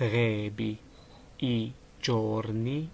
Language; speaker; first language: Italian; non-native, learner; Georgian